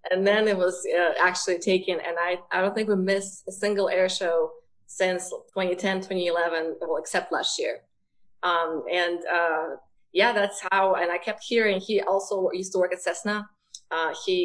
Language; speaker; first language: English; non-native, fluent; Ukrainian